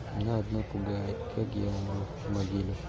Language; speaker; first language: Russian; non-native, learner; Tajik